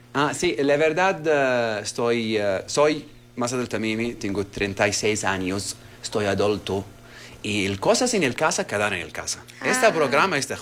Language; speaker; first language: Spanish; non-native, learner; Arabic